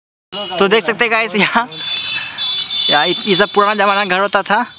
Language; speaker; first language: Hindi; native; Hindi